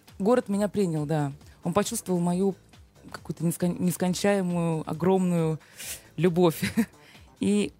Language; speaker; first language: Russian; native; Russian